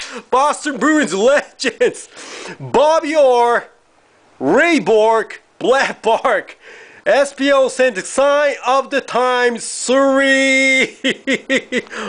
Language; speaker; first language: English; non-native, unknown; Japanese